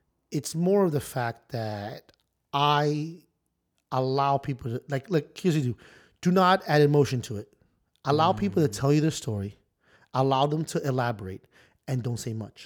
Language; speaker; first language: English; early bilingual, other home language; Spanish